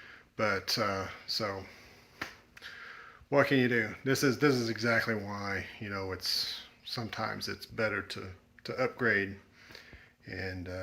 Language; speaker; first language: English; native; English